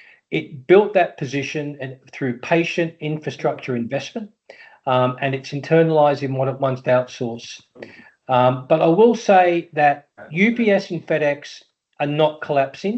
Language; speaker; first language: English; native; English